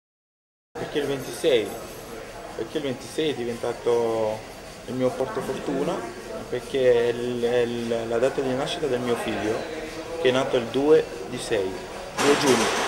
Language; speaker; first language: Italian; non-native, fluent; French